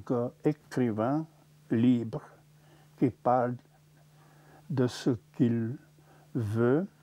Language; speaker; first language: French; non-native, fluent; Czech